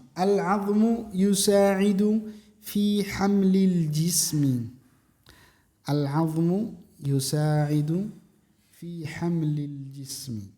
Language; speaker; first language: Arabic; non-native, fluent; Indonesian